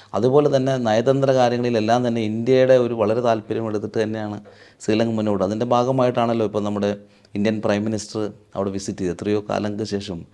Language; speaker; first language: Malayalam; native; Malayalam